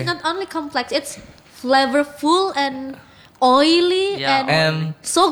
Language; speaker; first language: English; non-native, learner; Indonesian